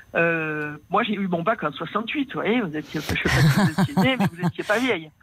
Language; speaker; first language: French; native; French